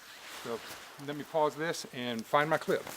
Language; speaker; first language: English; native; English